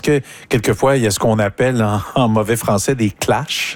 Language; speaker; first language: French; native; French